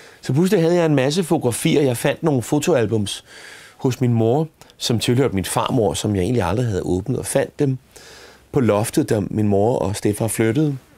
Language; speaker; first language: Danish; native; Danish